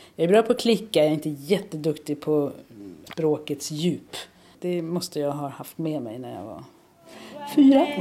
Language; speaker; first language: Swedish; early bilingual, other home language; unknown